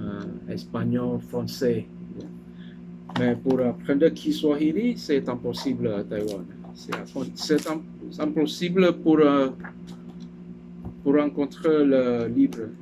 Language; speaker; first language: French; non-native, learner; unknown